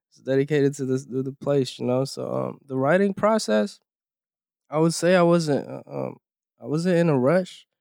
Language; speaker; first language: English; early bilingual, other home language; Iloko